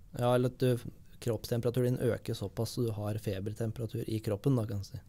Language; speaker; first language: Norwegian; native; Norwegian